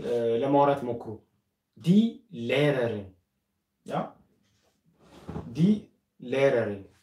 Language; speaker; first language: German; non-native, fluent; Amharic